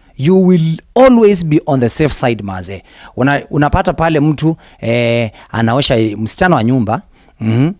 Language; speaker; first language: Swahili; non-native, local second language; Luyia